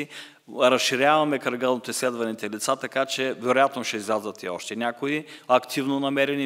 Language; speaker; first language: Bulgarian; native; Bulgarian